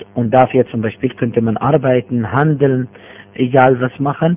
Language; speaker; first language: German; non-native, fluent; Arabic